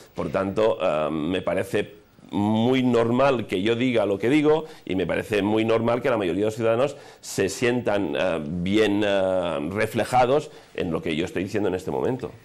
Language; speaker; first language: Spanish; non-native, local second language; Catalan